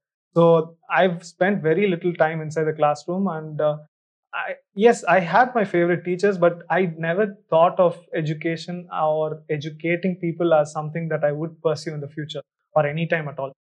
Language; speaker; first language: English; non-native, local second language; Tamil